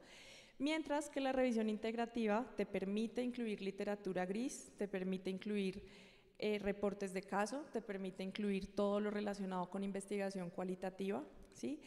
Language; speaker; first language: Spanish; native; Spanish